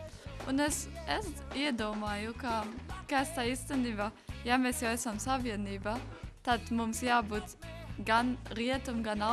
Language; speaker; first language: Latvian; non-native, learner; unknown